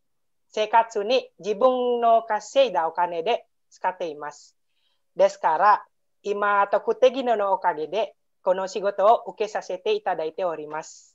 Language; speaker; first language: Japanese; non-native, learner; Indonesian